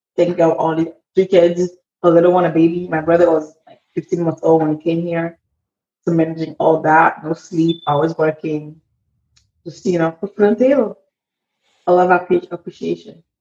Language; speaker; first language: English; early bilingual, other home language; Haitian Creole